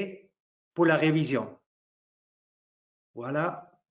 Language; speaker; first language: French; non-native, local second language; German